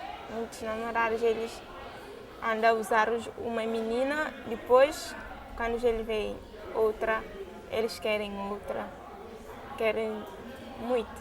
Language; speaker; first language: Portuguese; non-native, local second language; Kabuverdianu